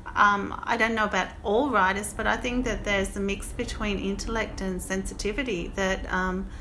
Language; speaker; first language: English; native; English